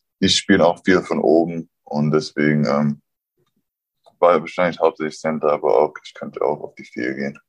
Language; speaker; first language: German; early bilingual, other home language; English